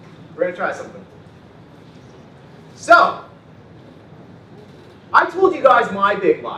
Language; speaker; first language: English; native; English